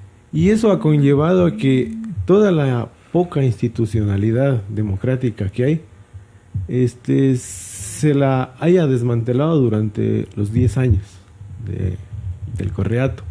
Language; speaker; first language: Spanish; native; Spanish